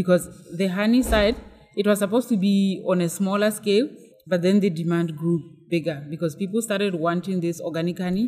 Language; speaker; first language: English; non-native, local second language; Tswana